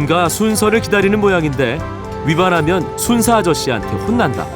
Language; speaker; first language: Korean; native; Korean